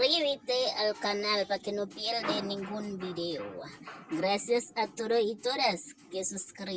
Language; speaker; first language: Spanish; non-native, fluent; Haitian Creole